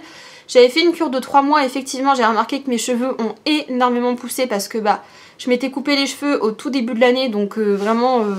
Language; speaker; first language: French; native; French